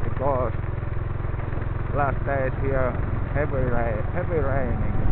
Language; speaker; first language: English; non-native, learner; Finnish